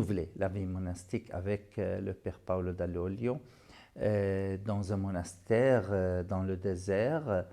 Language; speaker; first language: French; non-native, fluent; Arabic